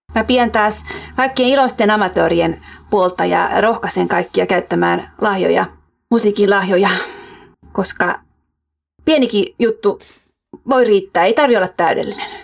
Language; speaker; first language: Finnish; early bilingual, heritage; Finnish